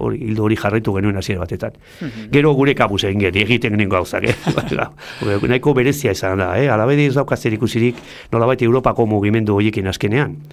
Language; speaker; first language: Basque; non-native, local second language; Spanish